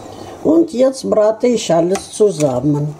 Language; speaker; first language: German; non-native, fluent; Russian